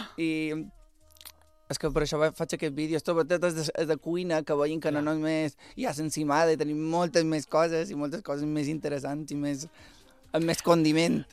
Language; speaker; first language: Catalan; native; Catalan